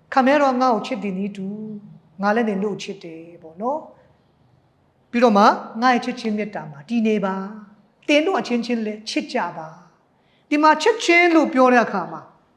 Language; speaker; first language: Burmese; non-native, local second language; Hakha Chin